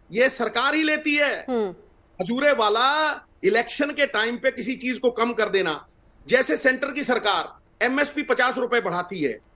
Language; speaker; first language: Hindi; non-native, local second language; Punjabi